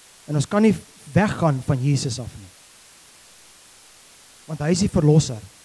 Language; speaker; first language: Afrikaans; native; Afrikaans